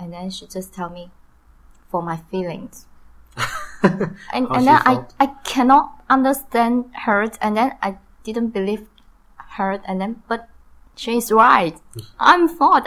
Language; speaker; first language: English; non-native, learner; Chinese